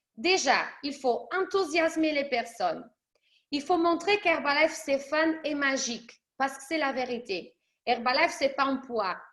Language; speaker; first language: French; early bilingual, other home language; Portuguese